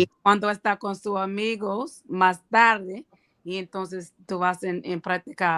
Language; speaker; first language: Spanish; non-native, learner; English